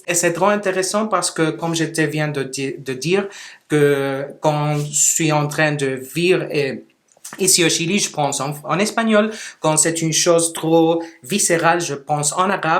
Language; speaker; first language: French; non-native, local second language; Spanish